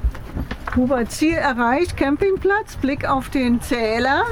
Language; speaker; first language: German; native; German